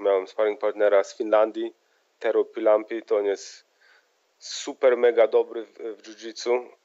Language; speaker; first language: Polish; early bilingual, heritage; Polish